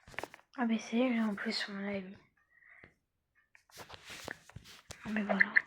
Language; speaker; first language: French; native; French